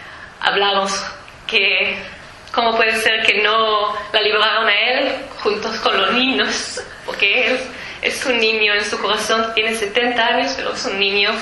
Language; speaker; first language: Spanish; early bilingual, heritage; Spanish